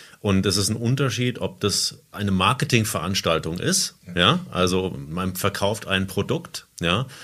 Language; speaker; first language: German; native; German